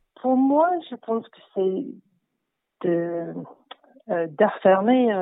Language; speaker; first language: French; non-native, learner; English